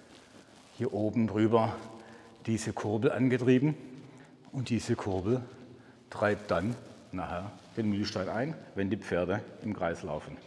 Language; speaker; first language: German; native; German